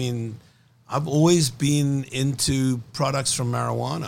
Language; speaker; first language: English; native; English